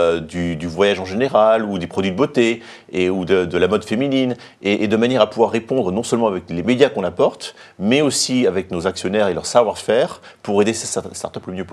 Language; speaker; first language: French; native; French